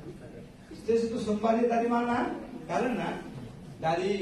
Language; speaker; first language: Indonesian; non-native, fluent; Bangla